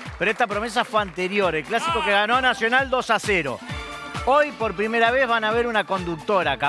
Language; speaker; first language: Spanish; native; Spanish